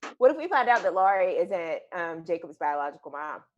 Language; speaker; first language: English; native; English